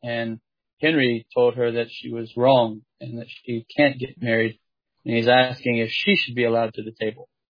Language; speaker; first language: English; native; English